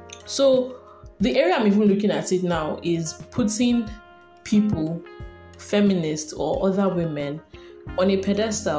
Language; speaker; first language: English; non-native, local second language; Igbo